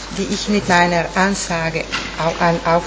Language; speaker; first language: German; non-native, fluent; Italian